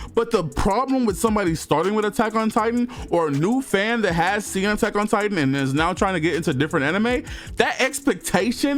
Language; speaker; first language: English; native; English